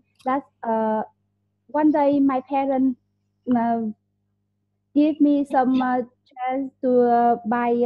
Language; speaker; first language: English; non-native, learner; Vietnamese